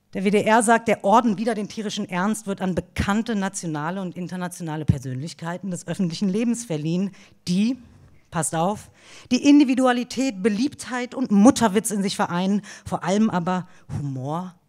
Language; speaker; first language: German; native; German